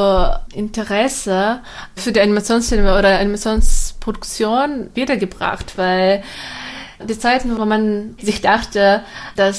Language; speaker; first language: German; non-native, fluent; Russian